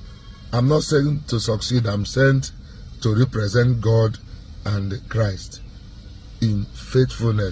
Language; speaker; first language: English; non-native, local second language; Igbo